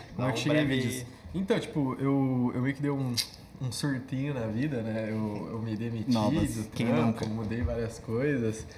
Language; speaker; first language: Portuguese; native; Portuguese